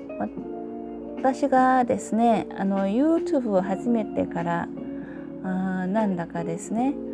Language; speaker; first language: Japanese; non-native, learner; Korean